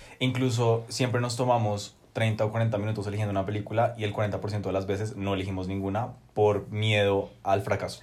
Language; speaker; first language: Spanish; native; Spanish